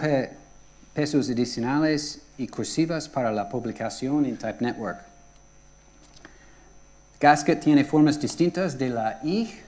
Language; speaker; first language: Spanish; non-native, fluent; English